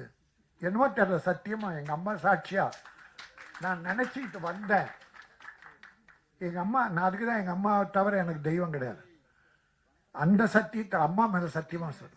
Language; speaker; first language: Tamil; native; Tamil